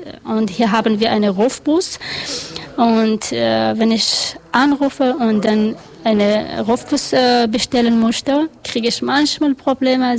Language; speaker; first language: German; non-native, learner; Persian